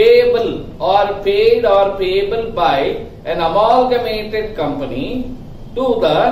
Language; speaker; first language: English; non-native, local second language; Kannada